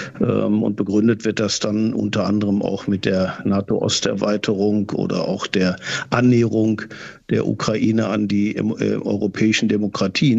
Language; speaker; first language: German; native; German